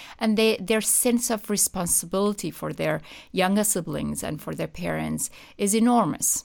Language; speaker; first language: English; non-native, fluent; Persian